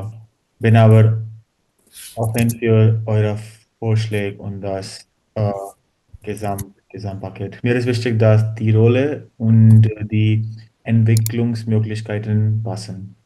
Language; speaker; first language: German; non-native, learner; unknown